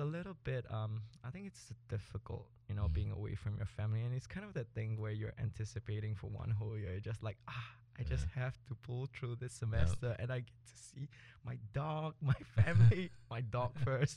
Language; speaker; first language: English; early bilingual, other home language; Spanish